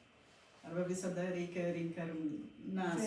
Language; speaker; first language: Lithuanian; non-native, learner; Portuguese